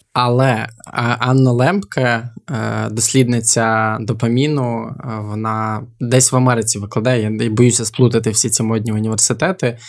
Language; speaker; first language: Ukrainian; native; Ukrainian